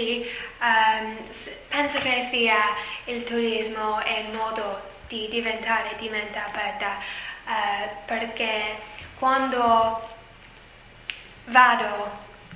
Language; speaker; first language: Italian; non-native, learner; English